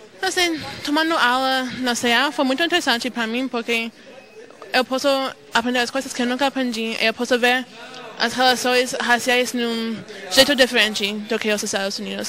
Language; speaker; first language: Portuguese; non-native, learner; English